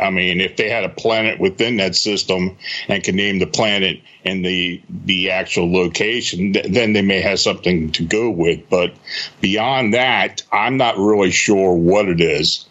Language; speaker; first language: English; native; English